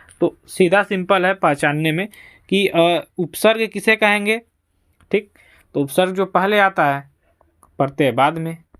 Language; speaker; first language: Hindi; native; Hindi